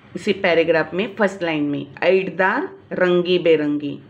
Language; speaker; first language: Hindi; non-native, local second language; Marathi